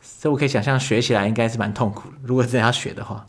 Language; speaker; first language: Chinese; native; Chinese